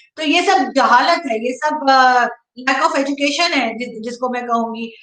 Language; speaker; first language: Urdu; native; Urdu